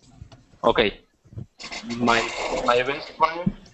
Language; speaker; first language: English; non-native, learner; Arabic